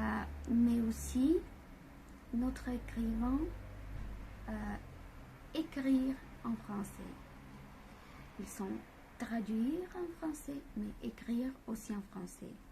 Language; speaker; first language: French; non-native, fluent; Bulgarian